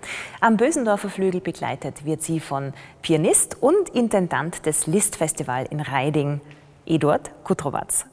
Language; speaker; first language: German; native; German